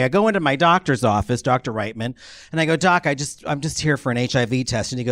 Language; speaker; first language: English; native; English